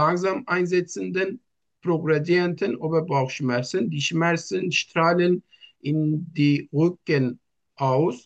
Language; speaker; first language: German; non-native, learner; Turkish